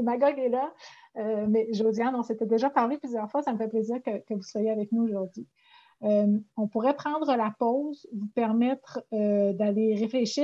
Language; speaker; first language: French; native; French